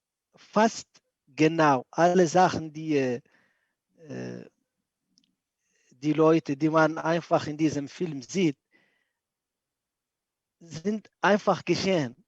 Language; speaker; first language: German; non-native, fluent; Arabic